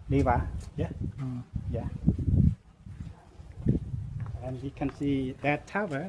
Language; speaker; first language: English; non-native, local second language; Khmer